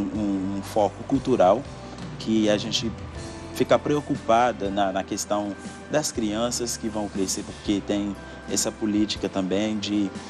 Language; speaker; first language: Portuguese; non-native, fluent; Haitian Creole